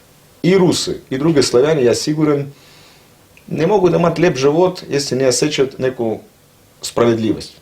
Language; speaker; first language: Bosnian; non-native, learner; Russian